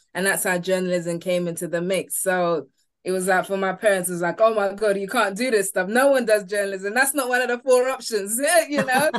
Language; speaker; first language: English; early bilingual, other home language; Yoruba